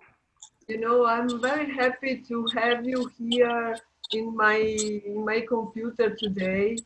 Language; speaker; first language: English; non-native, fluent; Italian